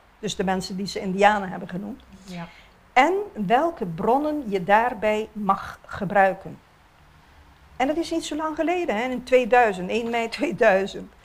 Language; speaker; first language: Dutch; non-native, local second language; Papiamento